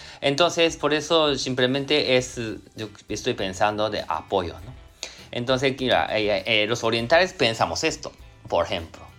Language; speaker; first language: Spanish; non-native, learner; Japanese